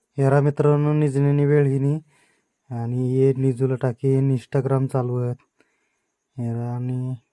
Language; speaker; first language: Marathi; non-native, local second language; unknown